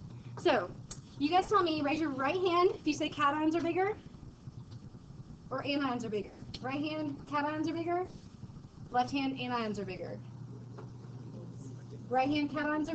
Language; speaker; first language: English; native; English